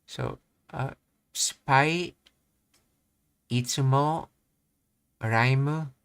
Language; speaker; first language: Japanese; non-native, learner; English